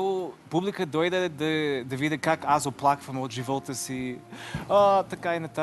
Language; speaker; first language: Bulgarian; non-native, learner; English